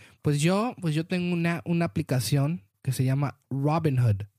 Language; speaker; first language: Spanish; early bilingual, heritage; Spanish